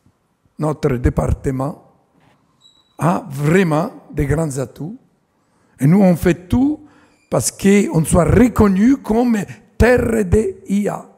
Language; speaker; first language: French; non-native, fluent; Italian